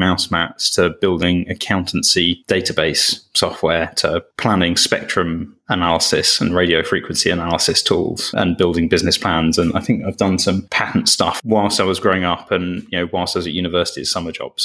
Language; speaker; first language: English; native; English